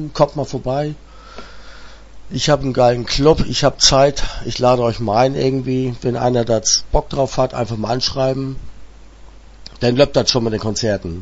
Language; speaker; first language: German; native; German